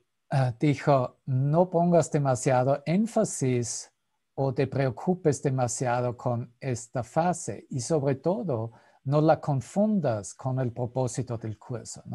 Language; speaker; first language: Spanish; non-native, fluent; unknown